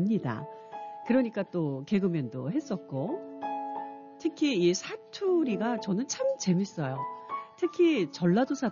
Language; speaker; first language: Korean; native; Korean